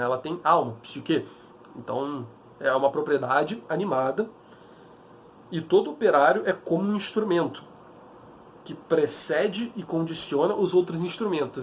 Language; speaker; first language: Portuguese; native; Portuguese